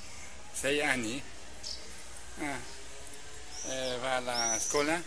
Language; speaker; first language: Italian; non-native, learner; French